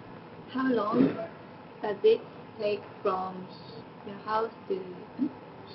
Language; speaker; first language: English; non-native, learner; Japanese